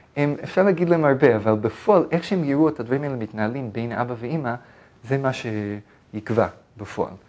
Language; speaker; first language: Hebrew; non-native, fluent; English